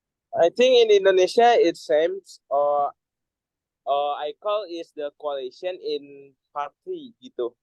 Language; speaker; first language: English; non-native, learner; Indonesian